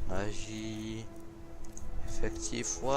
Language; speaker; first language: French; native; French